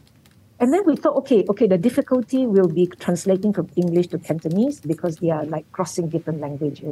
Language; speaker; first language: English; non-native, local second language; Min Nan Chinese